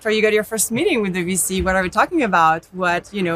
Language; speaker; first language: English; non-native, fluent; French